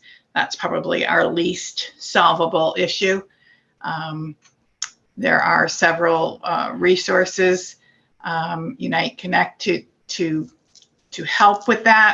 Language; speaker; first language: English; native; English